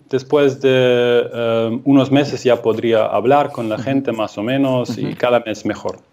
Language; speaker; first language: Spanish; non-native, fluent; Russian